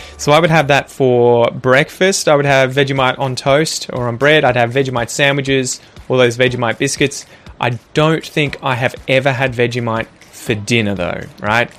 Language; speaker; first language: English; native; English